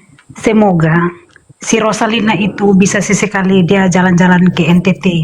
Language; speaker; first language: Indonesian; non-native, local second language; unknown